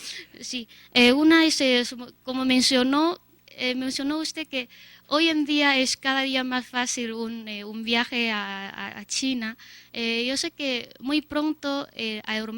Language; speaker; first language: Spanish; non-native, fluent; Chinese